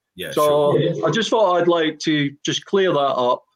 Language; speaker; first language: English; native; English